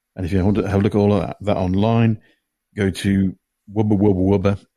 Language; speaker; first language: English; native; English